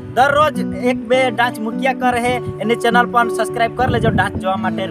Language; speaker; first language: Gujarati; non-native, local second language; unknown